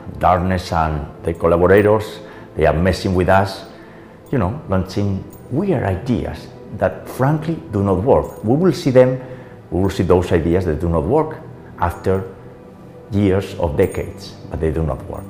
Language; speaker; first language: English; non-native, fluent; Spanish